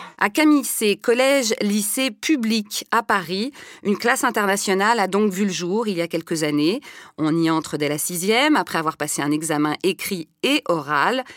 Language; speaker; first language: French; native; French